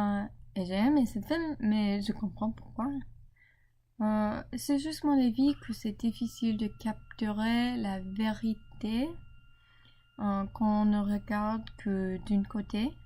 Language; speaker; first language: French; non-native, learner; English